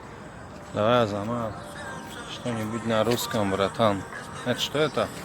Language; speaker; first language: Russian; non-native, local second language; Tajik